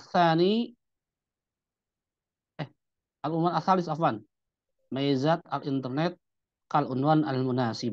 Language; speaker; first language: Arabic; non-native, fluent; Indonesian